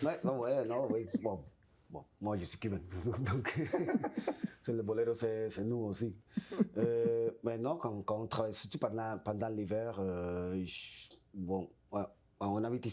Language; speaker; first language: French; non-native, fluent; Spanish